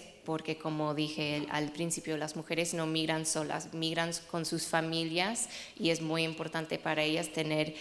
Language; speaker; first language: Spanish; non-native, fluent; English